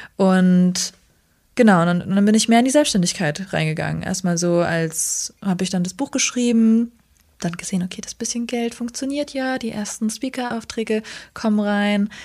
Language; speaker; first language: German; early bilingual, other home language; Kurdish